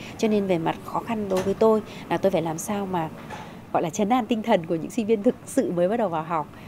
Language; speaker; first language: Vietnamese; native; Vietnamese